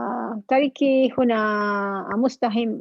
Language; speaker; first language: Arabic; non-native, learner; Malay